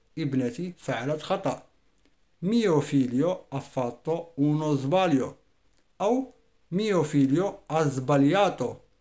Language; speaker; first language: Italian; non-native, fluent; Arabic